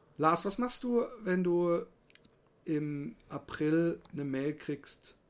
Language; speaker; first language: German; native; German